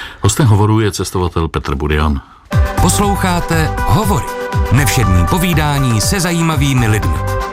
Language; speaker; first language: Czech; native; Czech